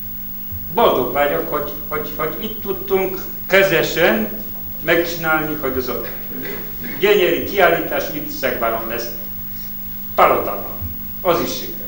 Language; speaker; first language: Hungarian; non-native, learner; Polish